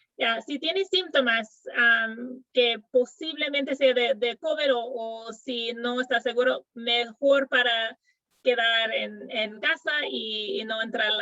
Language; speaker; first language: Spanish; non-native, fluent; English